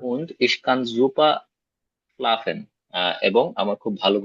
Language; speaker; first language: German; non-native, learner; Bangla